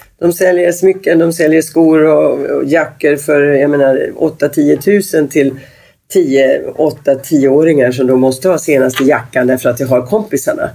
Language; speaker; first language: Swedish; native; Swedish